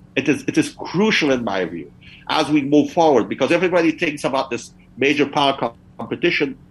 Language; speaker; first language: English; early bilingual, other home language; Persian